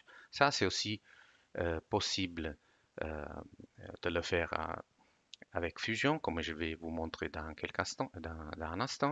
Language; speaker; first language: French; non-native, fluent; Italian